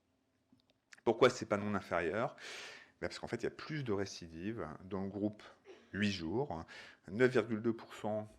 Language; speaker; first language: French; native; French